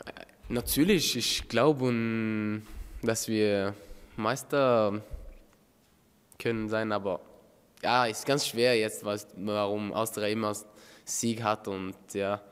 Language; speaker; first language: German; non-native, learner; Norwegian